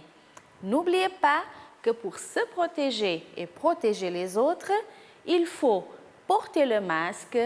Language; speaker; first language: French; non-native, fluent; Portuguese